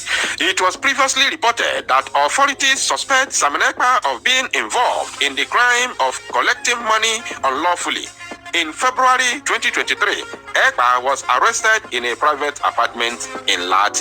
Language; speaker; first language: English; non-native, local second language; Igbo